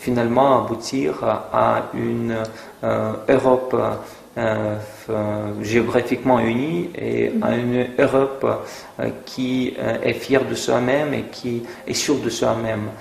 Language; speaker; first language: French; non-native, fluent; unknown